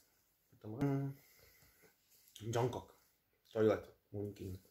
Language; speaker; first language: Indonesian; non-native, learner; Czech